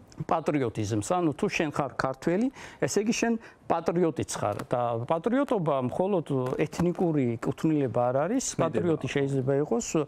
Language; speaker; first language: Georgian; non-native, local second language; Azerbaijani